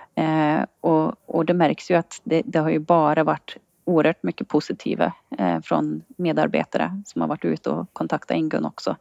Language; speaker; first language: Swedish; native; Swedish